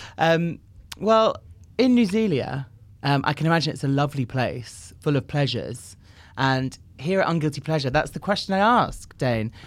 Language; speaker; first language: English; native; English